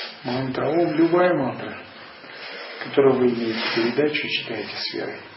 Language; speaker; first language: Russian; native; Russian